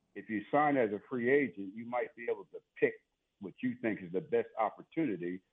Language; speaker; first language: English; native; English